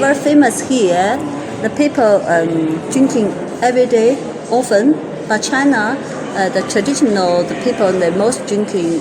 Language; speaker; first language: English; non-native, learner; Chinese